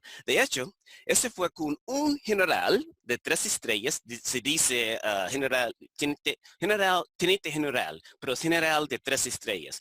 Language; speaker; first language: Spanish; non-native, fluent; English